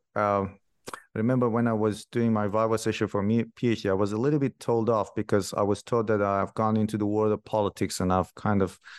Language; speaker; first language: English; non-native, fluent; Persian